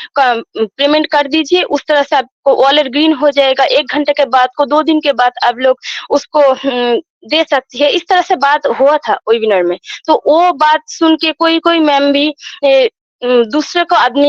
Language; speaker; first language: Hindi; non-native, local second language; Bangla